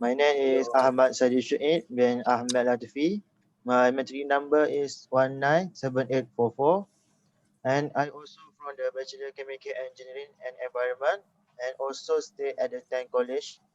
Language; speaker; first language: English; non-native, local second language; Malay